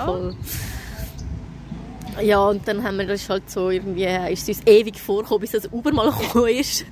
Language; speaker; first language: German; native; German